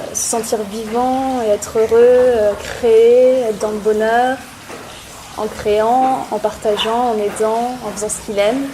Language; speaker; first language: French; native; French